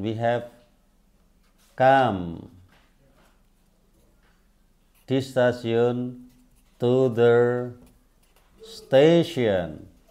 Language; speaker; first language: English; non-native, fluent; Indonesian